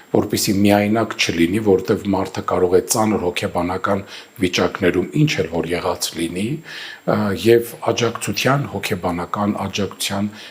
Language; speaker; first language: Armenian; native; Armenian